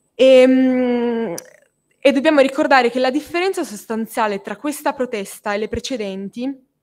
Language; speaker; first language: Italian; native; Italian